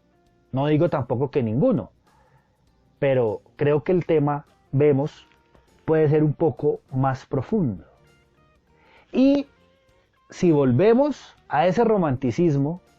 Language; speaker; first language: Spanish; native; Spanish